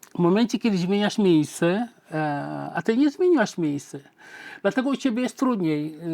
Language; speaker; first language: Polish; native; Polish